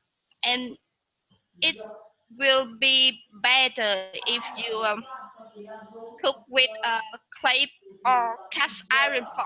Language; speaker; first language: English; non-native, learner; Vietnamese